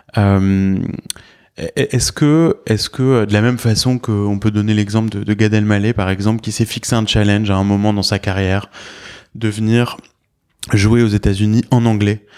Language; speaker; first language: French; native; French